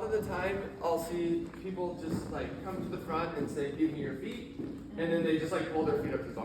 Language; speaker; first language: English; native; English